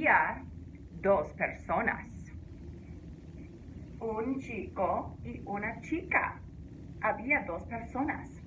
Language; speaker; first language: Spanish; non-native, fluent; English